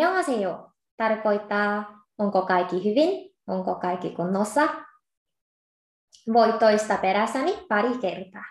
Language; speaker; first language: Finnish; non-native, fluent; Korean